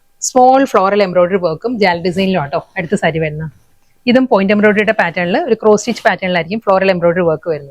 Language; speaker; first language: Malayalam; native; Malayalam